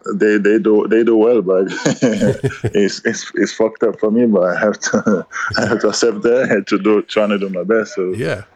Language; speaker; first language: English; non-native, learner; Kabuverdianu